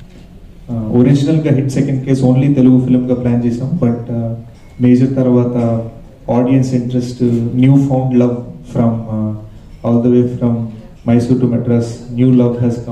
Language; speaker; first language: Telugu; early bilingual, heritage; Telugu